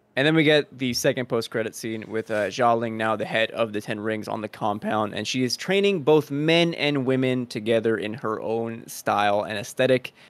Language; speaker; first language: English; early bilingual, other home language; Spanish